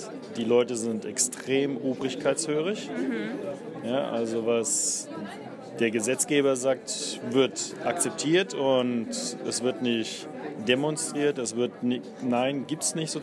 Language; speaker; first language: German; native; German